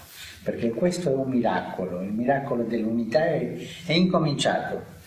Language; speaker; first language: Italian; non-native, fluent; Spanish